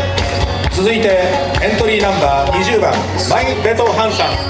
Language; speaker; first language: Japanese; native; Japanese